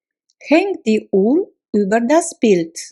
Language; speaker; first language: German; non-native, fluent; Russian